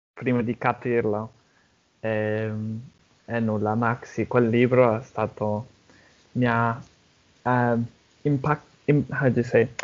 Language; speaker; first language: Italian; non-native, fluent; English